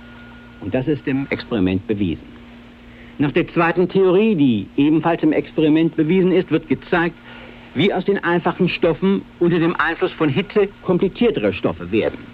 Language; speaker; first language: German; native; German